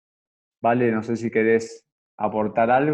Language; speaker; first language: Spanish; native; Spanish